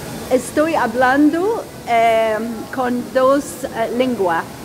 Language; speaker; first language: Spanish; non-native, learner; Arabic